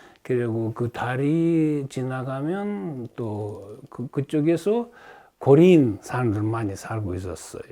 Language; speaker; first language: Korean; early bilingual, heritage; Russian